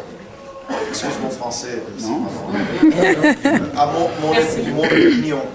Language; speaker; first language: French; early bilingual, other home language; English